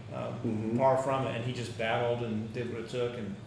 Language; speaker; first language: English; native; English